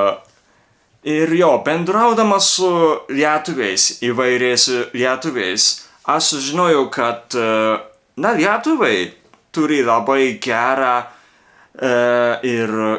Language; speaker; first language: Lithuanian; non-native, learner; Japanese